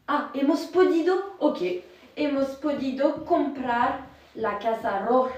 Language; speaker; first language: Spanish; non-native, learner; French